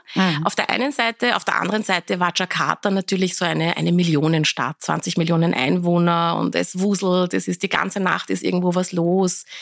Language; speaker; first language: German; early bilingual, other home language; Persian